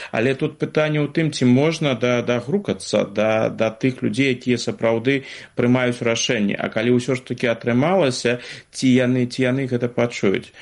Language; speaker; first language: Belarusian; non-native, local second language; Russian